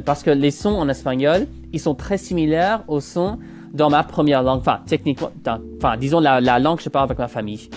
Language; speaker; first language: French; non-native, local second language; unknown